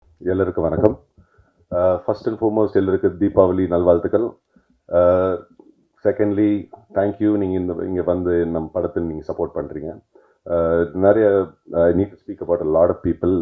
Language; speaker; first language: Tamil; non-native, fluent; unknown